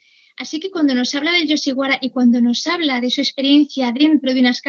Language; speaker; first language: Spanish; native; Spanish